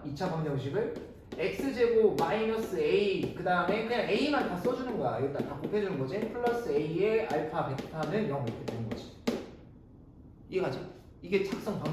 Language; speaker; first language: Korean; native; Korean